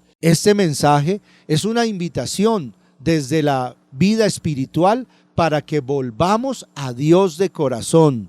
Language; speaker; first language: Spanish; native; Spanish